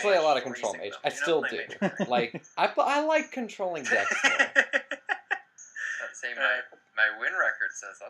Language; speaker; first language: English; native; English